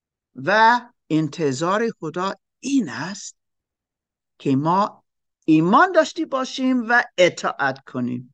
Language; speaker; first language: Persian; non-native, fluent; German